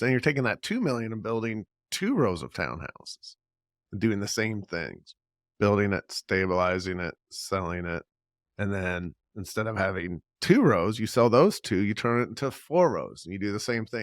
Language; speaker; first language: English; native; English